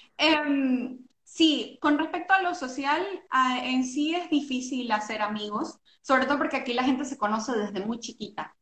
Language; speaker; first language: Spanish; native; Spanish